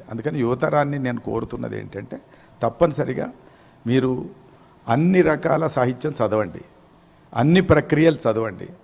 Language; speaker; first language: Telugu; native; Telugu